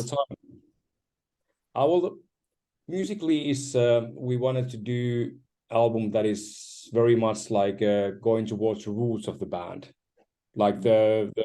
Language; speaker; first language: English; non-native, fluent; Finnish